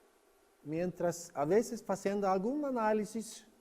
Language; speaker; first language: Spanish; non-native, learner; Norwegian